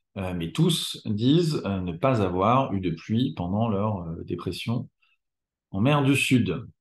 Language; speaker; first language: French; native; French